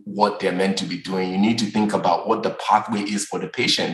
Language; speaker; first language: English; non-native, local second language; Yoruba